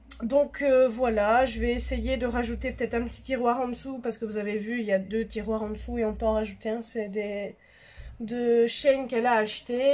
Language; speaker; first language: French; native; French